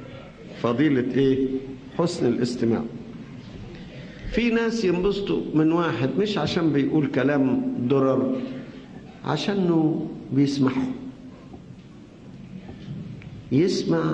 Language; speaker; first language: Arabic; native; Arabic